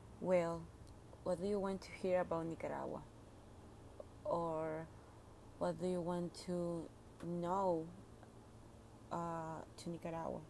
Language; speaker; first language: English; non-native, learner; Spanish